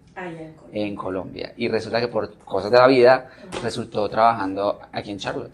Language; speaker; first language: Spanish; native; Spanish